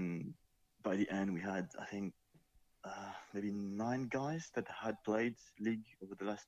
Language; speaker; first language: English; non-native, fluent; French